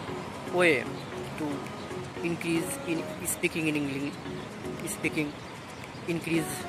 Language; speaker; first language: English; non-native, learner; Bangla